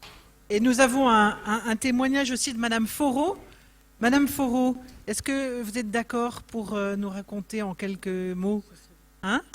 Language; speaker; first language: French; native; French